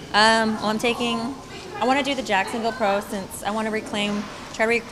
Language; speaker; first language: English; native; English